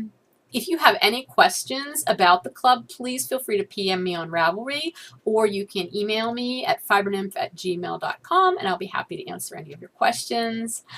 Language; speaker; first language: English; native; English